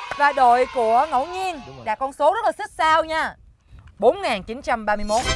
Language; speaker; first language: Vietnamese; native; Vietnamese